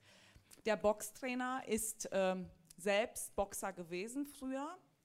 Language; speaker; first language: German; early bilingual, other home language; Turkish